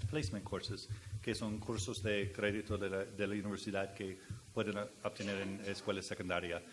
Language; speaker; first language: Spanish; non-native, learner; English